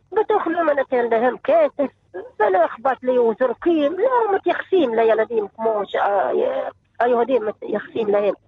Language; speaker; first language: Hebrew; non-native, learner; Arabic